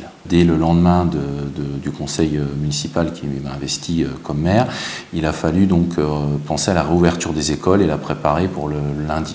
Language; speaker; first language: French; native; French